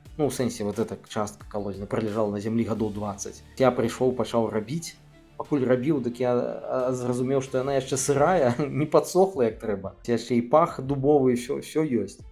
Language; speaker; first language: Belarusian; native; Belarusian